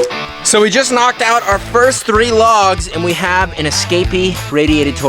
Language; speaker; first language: English; native; English